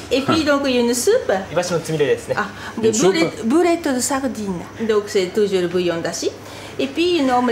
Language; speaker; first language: French; non-native, fluent; Japanese